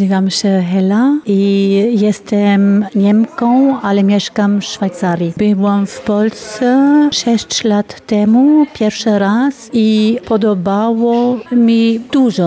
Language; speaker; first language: Polish; non-native, learner; German